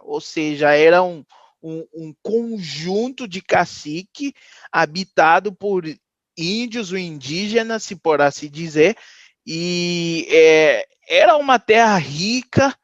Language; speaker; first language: Portuguese; non-native, fluent; Haitian Creole